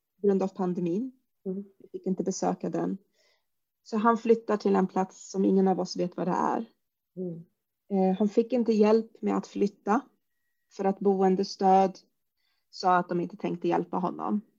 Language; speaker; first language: Swedish; early bilingual, other home language; Arabic